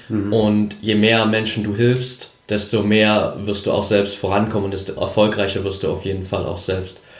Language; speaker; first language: German; native; German